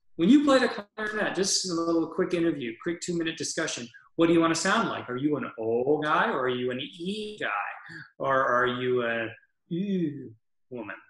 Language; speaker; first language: English; native; English